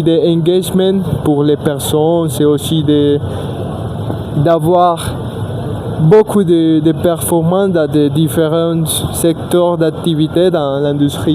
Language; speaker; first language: French; non-native, learner; Spanish